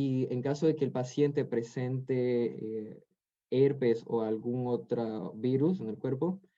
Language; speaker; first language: Spanish; native; Spanish